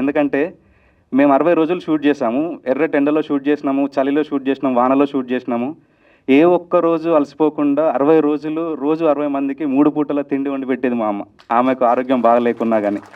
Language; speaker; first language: Telugu; native; Telugu